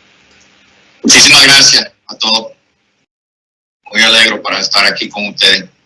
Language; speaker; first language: Spanish; non-native, fluent; English